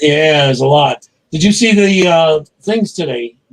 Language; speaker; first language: English; native; English